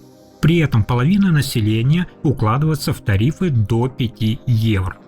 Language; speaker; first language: Russian; native; Russian